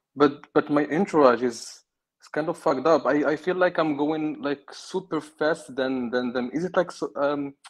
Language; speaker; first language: English; non-native, fluent; Arabic